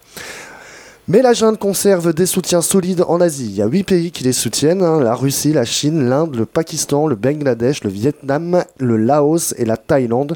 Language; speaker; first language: French; native; French